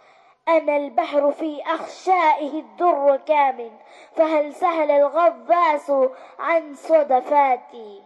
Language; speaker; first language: Arabic; non-native, learner; Malayalam